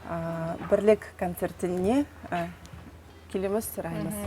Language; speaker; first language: Kazakh; non-native, local second language; Russian